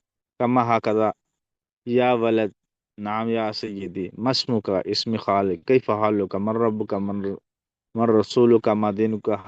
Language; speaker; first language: Arabic; non-native, learner; Urdu